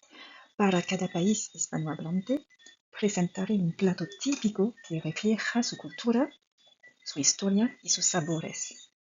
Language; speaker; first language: Spanish; non-native, fluent; French